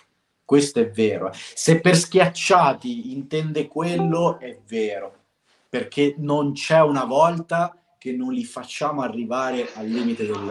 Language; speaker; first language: Italian; native; Italian